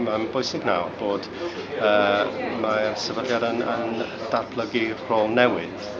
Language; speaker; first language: Welsh; non-native, learner; English